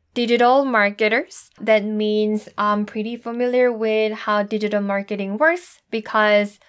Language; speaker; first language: English; non-native, fluent; Korean